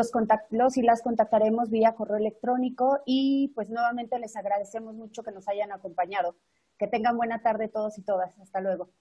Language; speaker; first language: Spanish; native; Spanish